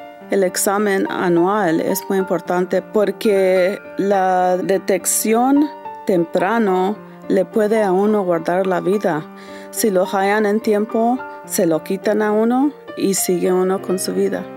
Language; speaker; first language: Spanish; early bilingual, heritage; Spanish